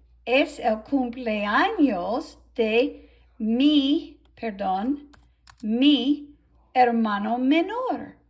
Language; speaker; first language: Spanish; non-native, fluent; English